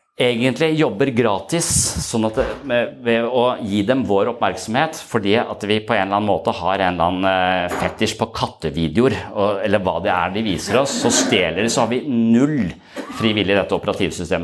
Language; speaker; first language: Norwegian; native; Norwegian